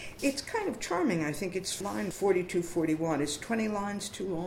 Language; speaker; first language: English; native; English